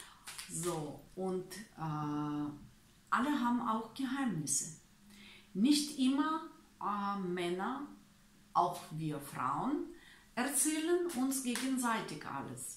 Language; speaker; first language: German; non-native, learner; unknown